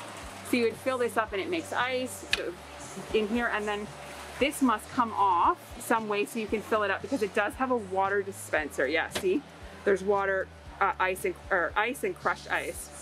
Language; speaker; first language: English; native; English